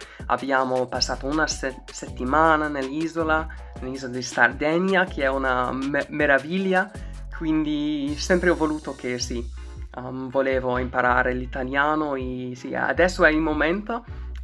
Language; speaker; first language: Italian; non-native, learner; English